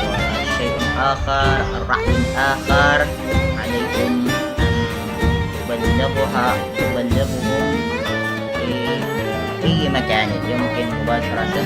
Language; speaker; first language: Arabic; non-native, learner; Indonesian